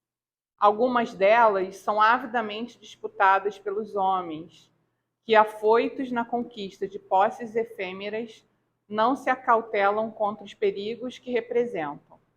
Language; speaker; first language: Portuguese; native; Portuguese